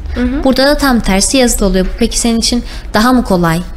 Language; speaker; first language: Turkish; native; Turkish